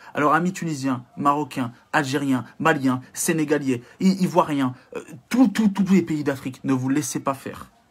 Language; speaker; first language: French; native; French